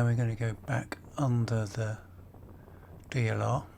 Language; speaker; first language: English; native; English